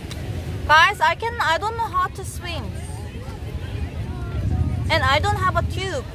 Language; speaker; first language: English; non-native, learner; Korean